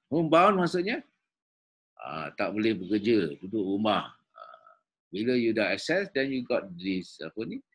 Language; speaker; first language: Malay; native; Malay